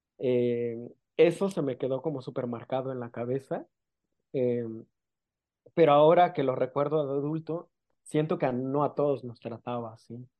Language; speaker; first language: Spanish; non-native, local second language; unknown